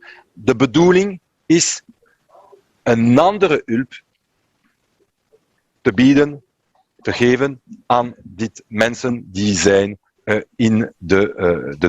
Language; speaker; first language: Dutch; non-native, local second language; French